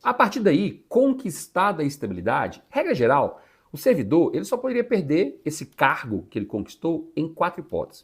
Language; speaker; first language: Portuguese; native; Portuguese